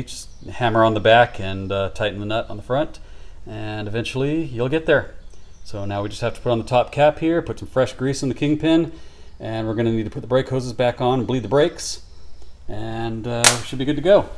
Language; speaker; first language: English; native; English